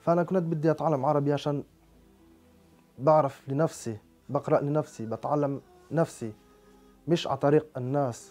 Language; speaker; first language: Arabic; non-native, fluent; French